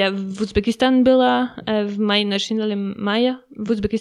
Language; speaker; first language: Russian; non-native, learner; French